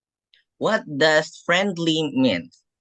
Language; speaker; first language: English; non-native, fluent; Indonesian